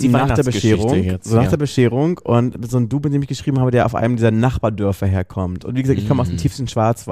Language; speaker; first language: German; native; German